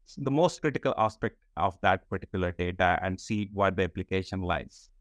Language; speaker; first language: English; non-native, local second language; Kashmiri